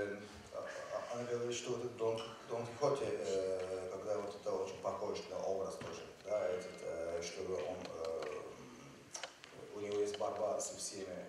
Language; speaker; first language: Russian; non-native, learner; Turkish